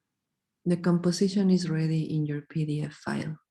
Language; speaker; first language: English; non-native, fluent; Spanish